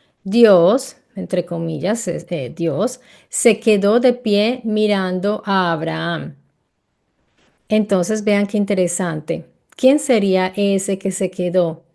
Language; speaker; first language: Spanish; native; Spanish